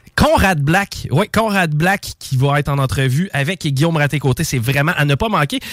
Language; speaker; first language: French; native; French